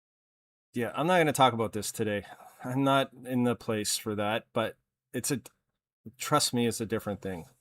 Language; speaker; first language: English; native; English